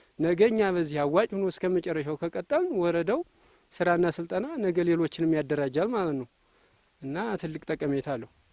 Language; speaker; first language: Amharic; native; Amharic